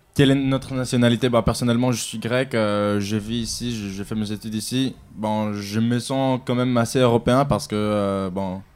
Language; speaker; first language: French; non-native, fluent; Greek